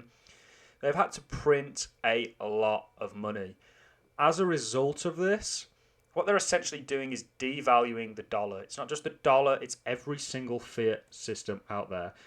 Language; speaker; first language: English; native; English